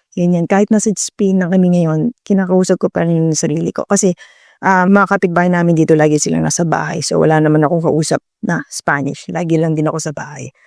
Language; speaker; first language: Filipino; native; Filipino